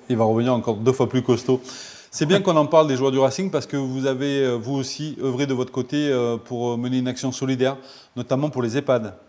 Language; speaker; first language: French; native; French